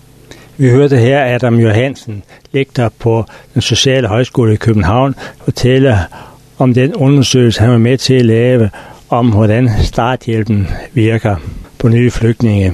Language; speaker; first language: Danish; native; Danish